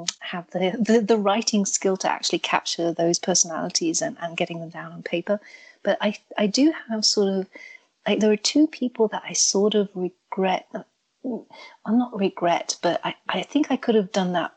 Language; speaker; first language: English; native; English